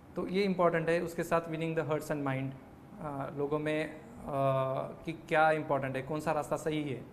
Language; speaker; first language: Hindi; non-native, local second language; Marathi